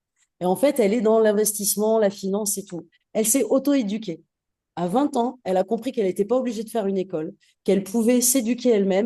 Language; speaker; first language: French; native; French